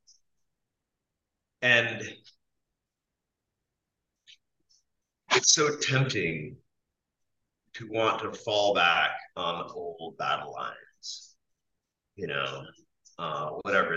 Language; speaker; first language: English; native; English